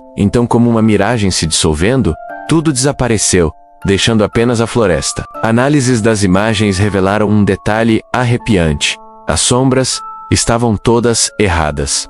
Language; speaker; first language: Portuguese; native; Portuguese